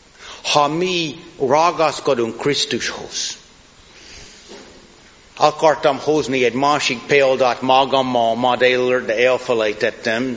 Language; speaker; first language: Hungarian; non-native, fluent; English